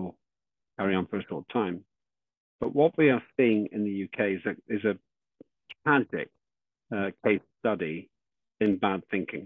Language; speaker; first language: English; native; English